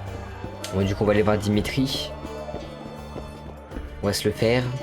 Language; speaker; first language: French; native; French